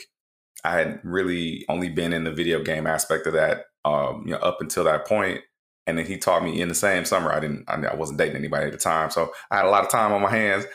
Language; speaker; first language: English; native; English